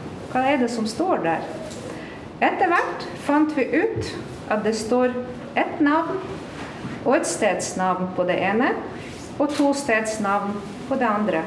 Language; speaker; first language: Norwegian; non-native, fluent; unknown